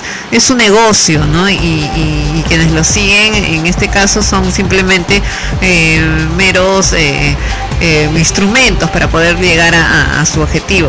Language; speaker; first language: Spanish; native; Spanish